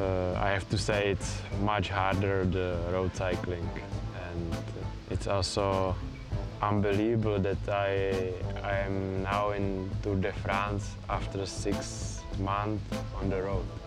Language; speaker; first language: English; non-native, learner; Czech